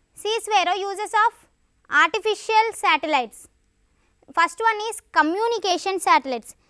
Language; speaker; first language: English; non-native, local second language; Telugu